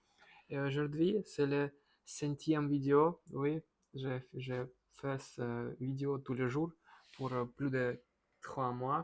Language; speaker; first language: French; non-native, learner; Russian